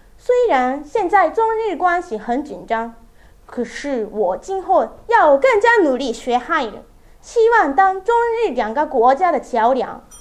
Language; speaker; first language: Chinese; non-native, learner; Japanese